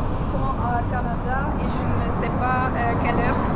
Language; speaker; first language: French; non-native, local second language; Dutch